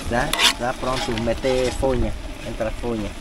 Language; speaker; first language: Portuguese; non-native, learner; Vietnamese